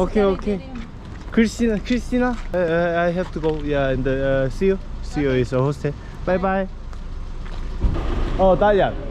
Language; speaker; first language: English; non-native, learner; Korean